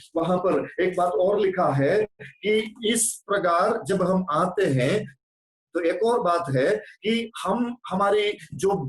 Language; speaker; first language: Hindi; non-native, local second language; Malayalam